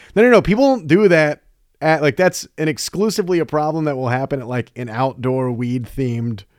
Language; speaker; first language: English; native; English